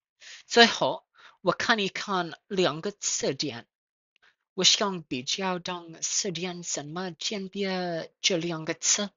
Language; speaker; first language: Chinese; non-native, learner; English